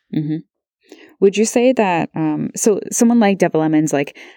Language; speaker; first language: English; native; English